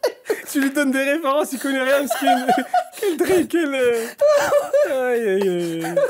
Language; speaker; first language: French; native; French